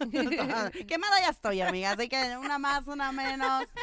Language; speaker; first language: Spanish; native; Spanish